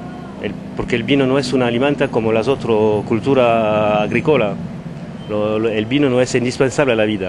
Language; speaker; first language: Spanish; non-native, learner; French